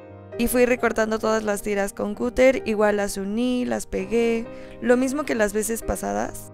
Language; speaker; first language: Spanish; native; Spanish